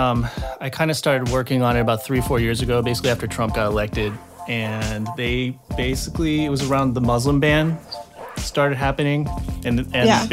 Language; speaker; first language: English; native; English